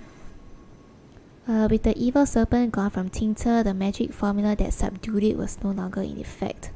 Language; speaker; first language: English; native; English